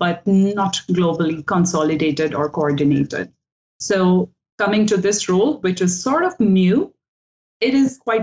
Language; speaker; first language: English; non-native, local second language; Hindi